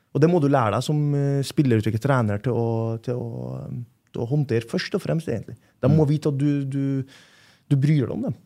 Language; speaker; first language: Norwegian; non-native, fluent; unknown